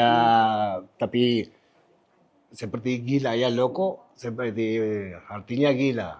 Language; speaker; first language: Indonesian; non-native, fluent; Spanish